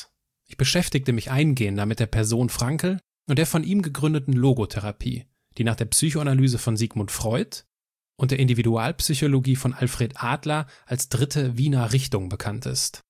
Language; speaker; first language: German; native; German